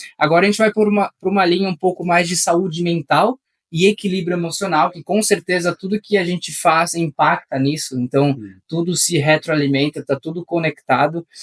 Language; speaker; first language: Portuguese; early bilingual, other home language; Spanish